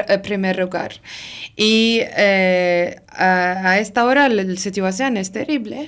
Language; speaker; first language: Spanish; non-native, learner; Arabic